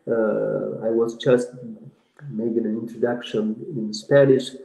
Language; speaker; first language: English; non-native, fluent; Spanish